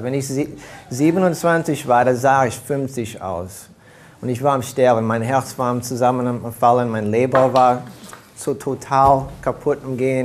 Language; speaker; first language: German; early bilingual, heritage; German